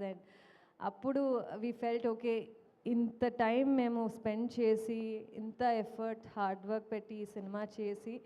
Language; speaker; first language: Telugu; non-native, fluent; Kannada